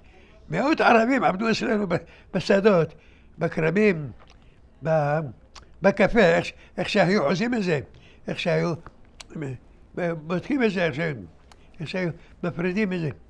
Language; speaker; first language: Hebrew; early bilingual, other home language; Arabic